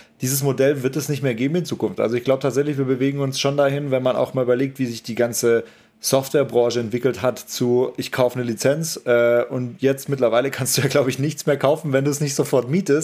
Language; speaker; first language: German; native; German